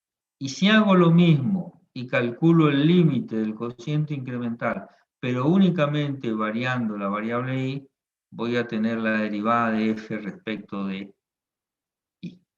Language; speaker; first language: Spanish; native; Spanish